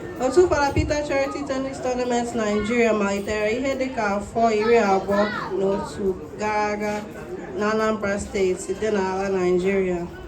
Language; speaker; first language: Igbo; early bilingual, heritage; Igbo